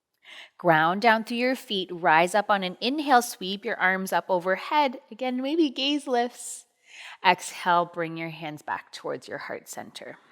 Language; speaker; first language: English; native; English